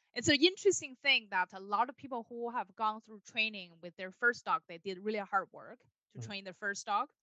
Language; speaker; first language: English; non-native, fluent; Chinese